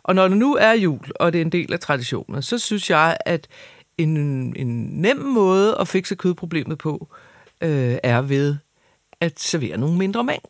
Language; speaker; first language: Danish; native; Danish